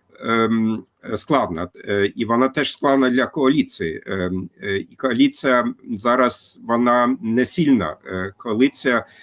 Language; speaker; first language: Ukrainian; non-native, fluent; German